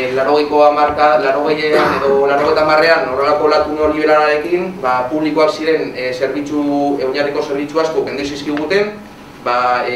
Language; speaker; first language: Basque; non-native, local second language; Spanish